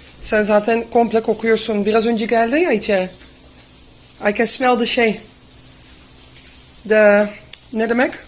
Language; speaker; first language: Turkish; early bilingual, heritage; Turkish